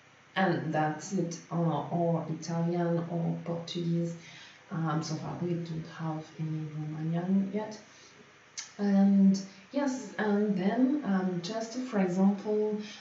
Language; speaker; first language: English; non-native, fluent; French